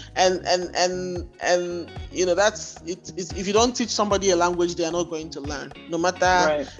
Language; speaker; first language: English; non-native, local second language; Igbo